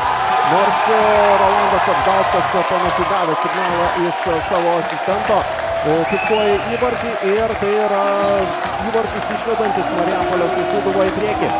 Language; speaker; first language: Lithuanian; native; Lithuanian